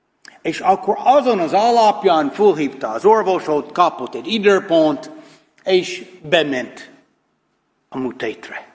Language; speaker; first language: Hungarian; non-native, fluent; English